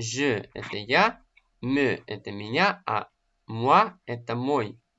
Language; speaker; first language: Russian; native; Russian